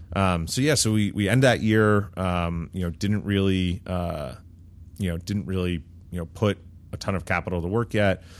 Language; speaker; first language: English; native; English